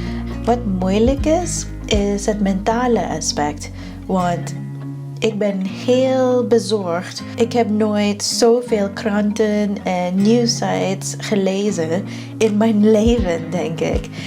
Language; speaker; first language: Dutch; non-native, fluent; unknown